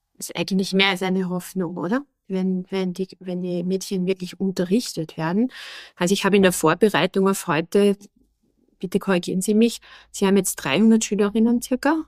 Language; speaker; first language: German; native; German